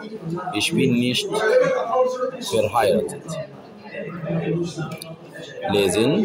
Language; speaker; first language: German; non-native, learner; Arabic